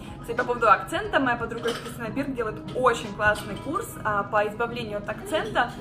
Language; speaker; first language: Russian; native; Russian